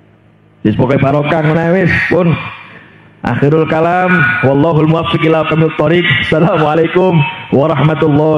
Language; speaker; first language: Indonesian; native; Indonesian